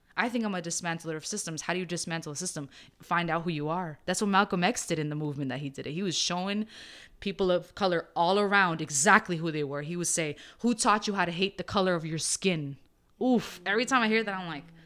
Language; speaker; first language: English; early bilingual, other home language; Spanish